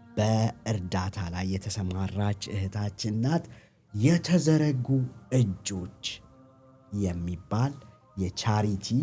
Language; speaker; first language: Amharic; native; Amharic